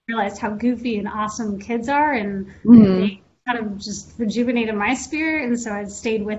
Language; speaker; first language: English; native; English